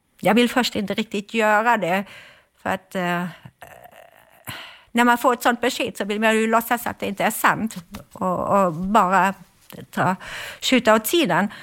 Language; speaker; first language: Swedish; non-native, fluent; German